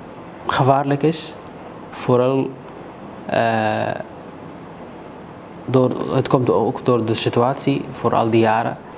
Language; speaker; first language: Dutch; early bilingual, other home language; Somali